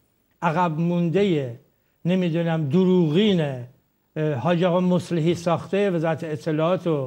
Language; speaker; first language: Persian; native; Persian